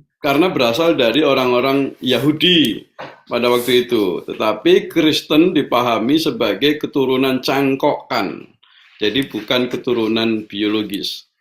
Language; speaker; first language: Indonesian; native; Indonesian